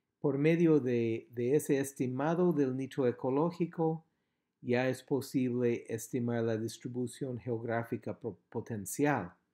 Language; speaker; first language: Spanish; non-native, fluent; English